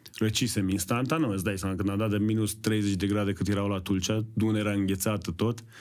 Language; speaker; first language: Romanian; early bilingual, other home language; Persian